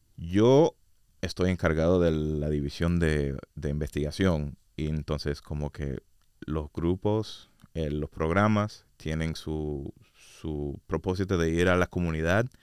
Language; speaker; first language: Spanish; non-native, fluent; English